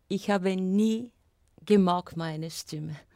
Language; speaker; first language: German; non-native, fluent; Bulgarian